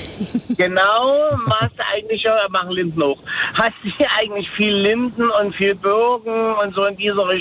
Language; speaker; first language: German; native; German